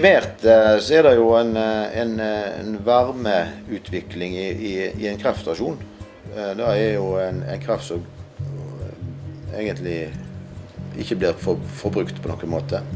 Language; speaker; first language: Norwegian; native; Norwegian